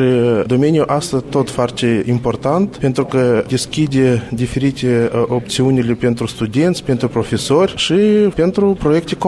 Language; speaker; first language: Romanian; non-native, learner; Gagauz